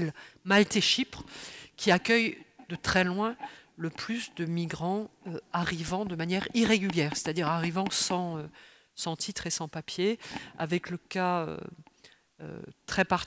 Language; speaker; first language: French; native; French